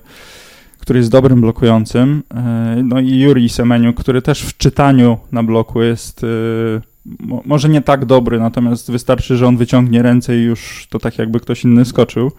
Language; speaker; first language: Polish; native; Polish